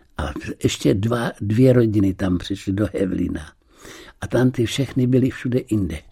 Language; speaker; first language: Czech; early bilingual, heritage; Czech